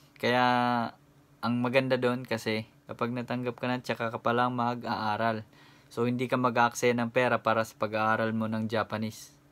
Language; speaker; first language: Filipino; non-native, local second language; Cebuano